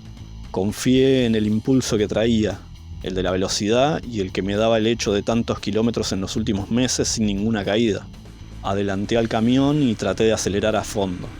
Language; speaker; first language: Spanish; native; Spanish